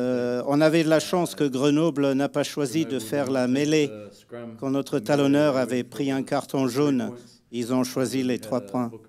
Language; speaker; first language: French; non-native, fluent; English